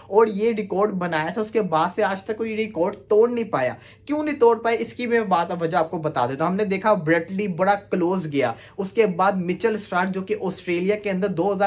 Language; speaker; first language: Urdu; native; Urdu